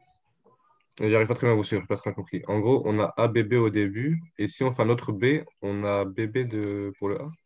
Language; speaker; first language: French; native; French